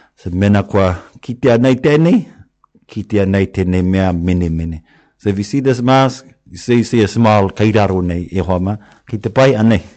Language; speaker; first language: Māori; non-native, local second language; English